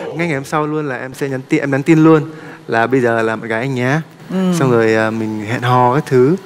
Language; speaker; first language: Vietnamese; native; Vietnamese